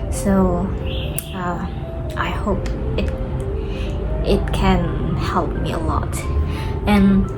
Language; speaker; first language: English; non-native, learner; Indonesian